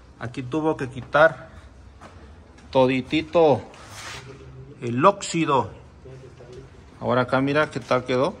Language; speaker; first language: Spanish; native; Spanish